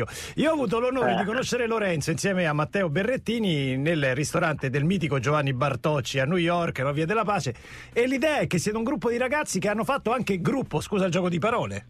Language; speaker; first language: Italian; native; Italian